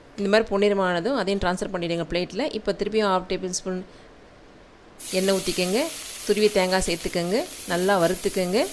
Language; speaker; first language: Tamil; native; Tamil